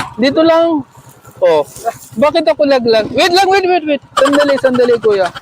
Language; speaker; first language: Filipino; non-native, learner; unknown